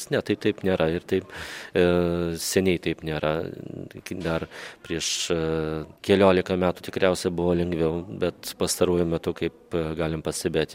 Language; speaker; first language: Lithuanian; native; Lithuanian